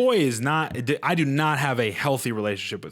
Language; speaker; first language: English; native; English